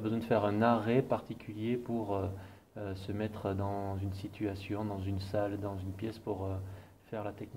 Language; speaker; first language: French; native; French